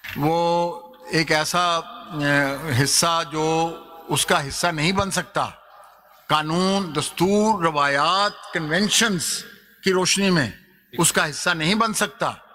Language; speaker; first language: Urdu; non-native, local second language; Punjabi